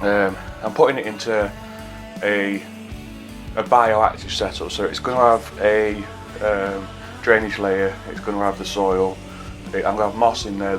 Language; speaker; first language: English; native; English